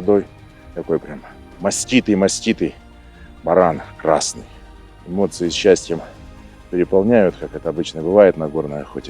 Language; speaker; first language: Russian; native; Russian